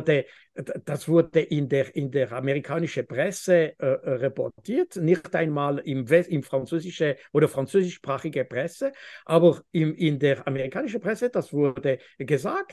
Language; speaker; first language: German; non-native, fluent; French